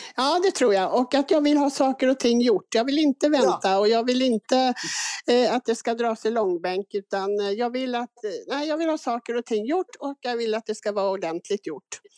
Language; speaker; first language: Swedish; native; Swedish